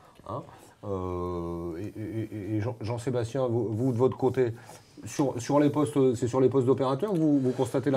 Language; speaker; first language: French; native; French